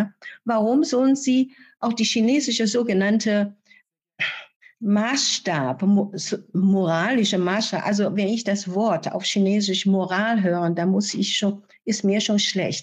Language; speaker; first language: German; non-native, fluent; Chinese